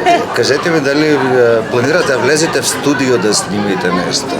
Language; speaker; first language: Macedonian; native; Macedonian